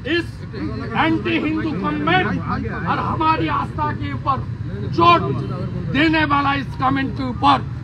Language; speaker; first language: Hindi; non-native, local second language; Bangla